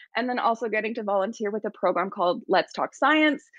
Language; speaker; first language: English; native; English